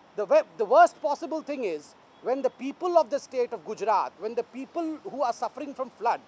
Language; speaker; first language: English; non-native, local second language; Hindi